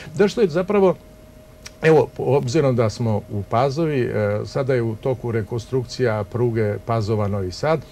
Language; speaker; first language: Serbian; non-native, local second language; Albanian